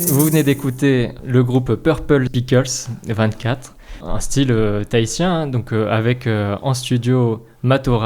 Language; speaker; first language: French; native; French